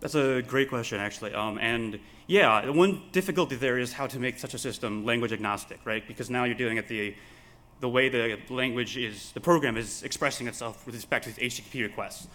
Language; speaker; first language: English; native; English